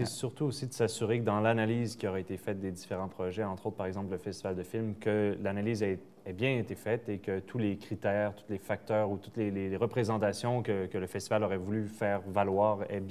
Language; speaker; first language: French; native; French